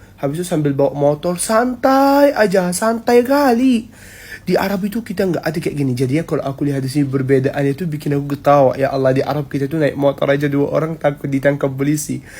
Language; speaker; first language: Indonesian; non-native, fluent; Arabic